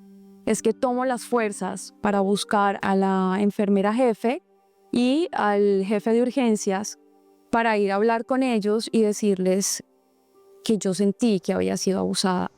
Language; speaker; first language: Spanish; native; Spanish